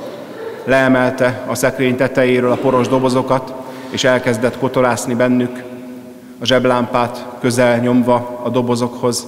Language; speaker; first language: Hungarian; native; Hungarian